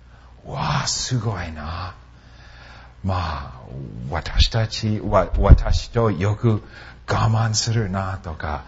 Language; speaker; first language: Japanese; non-native, fluent; English